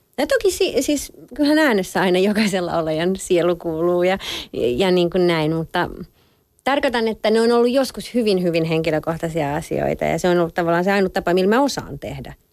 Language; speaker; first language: Finnish; early bilingual, other home language; French